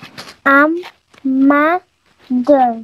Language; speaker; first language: English; non-native, learner; Arabic